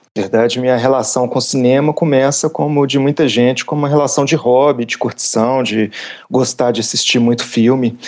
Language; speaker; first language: Portuguese; native; Portuguese